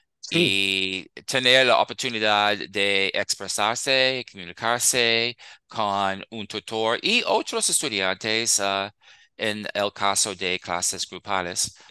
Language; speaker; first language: Spanish; non-native, fluent; English